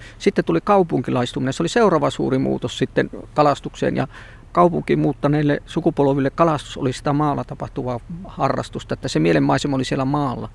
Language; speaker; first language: Finnish; native; Finnish